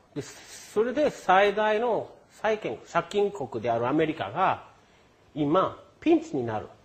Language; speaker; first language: Japanese; non-native, fluent; English